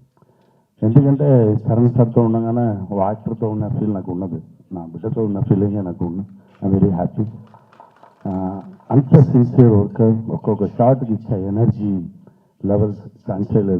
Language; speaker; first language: Telugu; native; Telugu